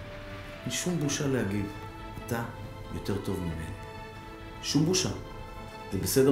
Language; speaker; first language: Hebrew; native; Hebrew